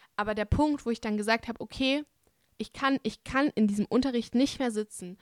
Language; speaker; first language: German; native; German